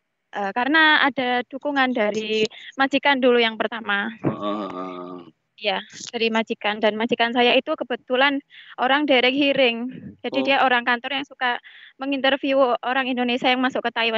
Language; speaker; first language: Indonesian; non-native, local second language; Javanese